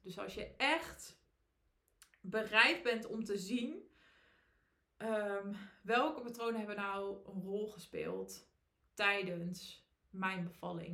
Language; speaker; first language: Dutch; native; Dutch